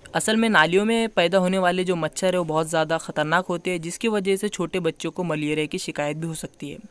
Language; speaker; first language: Hindi; non-native, local second language; Urdu